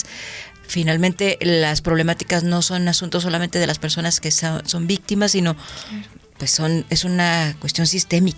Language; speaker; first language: Spanish; native; Spanish